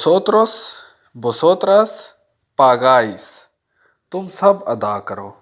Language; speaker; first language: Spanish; non-native, fluent; Urdu